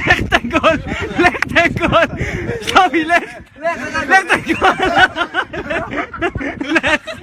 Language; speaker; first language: Hebrew; native; Hebrew